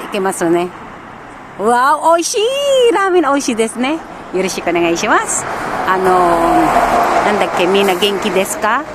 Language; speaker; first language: Japanese; non-native, learner; Filipino